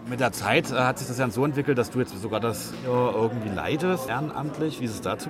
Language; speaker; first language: German; native; German